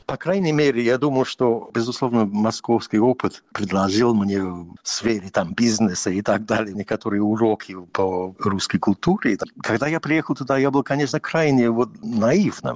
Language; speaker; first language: Russian; non-native, fluent; English